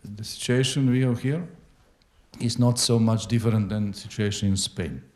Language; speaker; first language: English; non-native, fluent; Slovenian